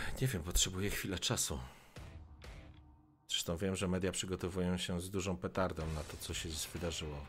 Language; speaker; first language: Polish; native; Polish